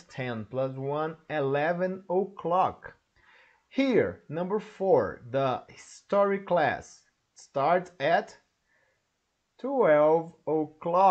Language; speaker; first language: English; non-native, learner; Portuguese